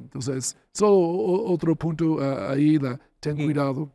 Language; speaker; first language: Spanish; non-native, fluent; English